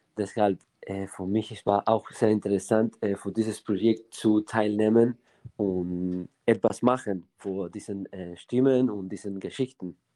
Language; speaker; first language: German; non-native, learner; Spanish